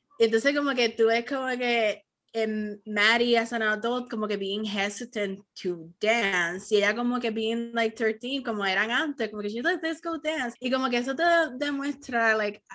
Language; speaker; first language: Spanish; early bilingual, heritage; Spanish